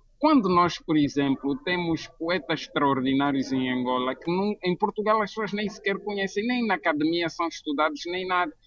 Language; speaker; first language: Portuguese; native; Portuguese